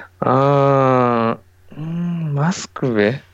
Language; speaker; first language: Russian; non-native, learner; Japanese